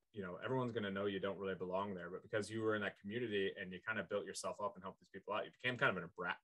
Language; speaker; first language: English; native; English